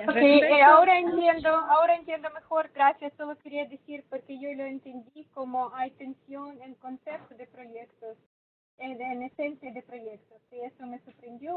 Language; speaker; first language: Spanish; non-native, fluent; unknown